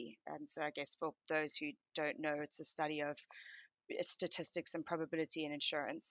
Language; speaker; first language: English; native; English